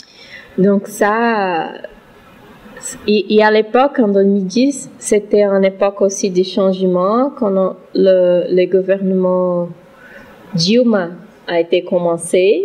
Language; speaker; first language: French; non-native, learner; Portuguese